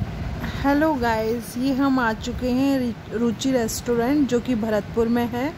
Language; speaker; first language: Hindi; native; Hindi